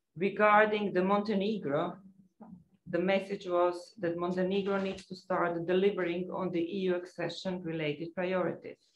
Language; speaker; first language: English; non-native, fluent; Croatian